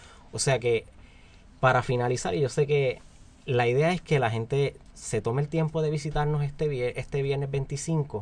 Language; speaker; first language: Spanish; native; Spanish